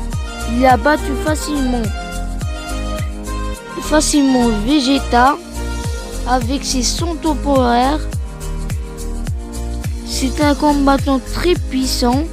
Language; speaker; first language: French; non-native, learner; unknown